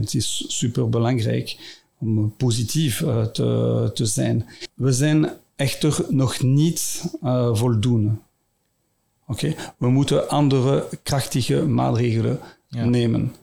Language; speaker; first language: Dutch; non-native, local second language; French